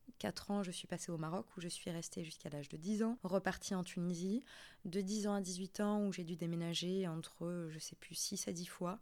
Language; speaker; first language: French; non-native, local second language; Arabic